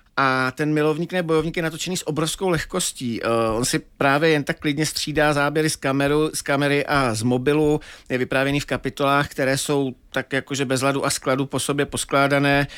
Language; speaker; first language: Czech; native; Czech